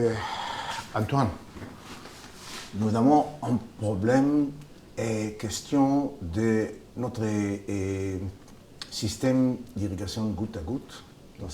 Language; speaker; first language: French; non-native, learner; Hebrew